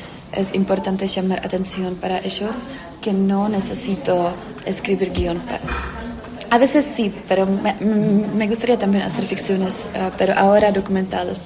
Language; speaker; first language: Spanish; non-native, fluent; Czech